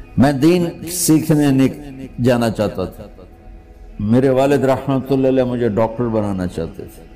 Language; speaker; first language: Urdu; non-native, local second language; Punjabi